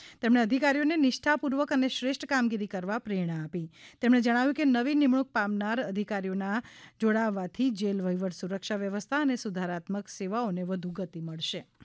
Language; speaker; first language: Gujarati; native; Gujarati